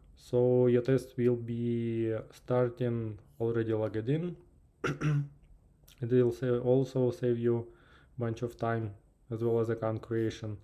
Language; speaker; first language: English; non-native, fluent; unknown